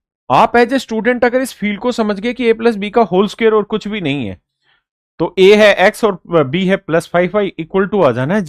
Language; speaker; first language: Hindi; native; Hindi